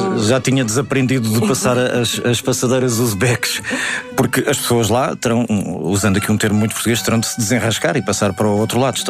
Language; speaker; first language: Portuguese; native; Portuguese